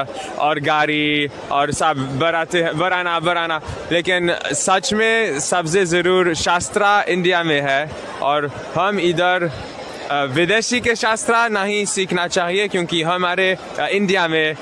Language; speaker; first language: Hindi; non-native, learner; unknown